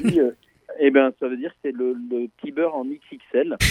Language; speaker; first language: French; native; French